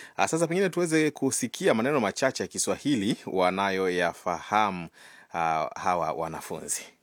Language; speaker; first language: Swahili; native; Swahili